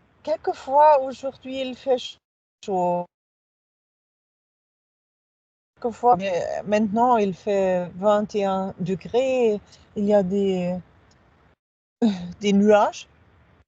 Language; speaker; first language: French; non-native, fluent; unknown